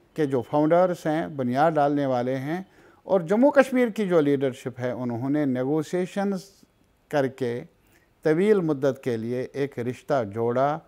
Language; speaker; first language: Urdu; non-native, local second language; Kashmiri